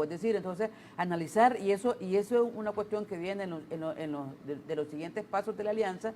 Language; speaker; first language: Spanish; native; Spanish